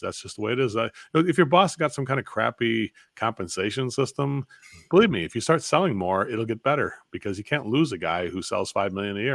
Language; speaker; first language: English; native; English